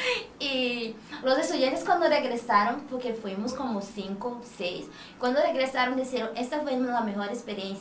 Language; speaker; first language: Spanish; non-native, fluent; Portuguese